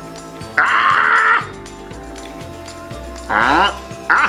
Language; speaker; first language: Japanese; early bilingual, heritage; English